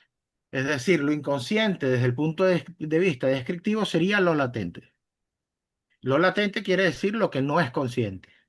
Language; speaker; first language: Spanish; native; Spanish